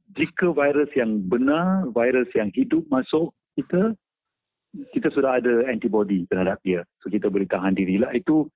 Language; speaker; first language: Malay; non-native, local second language; Tamil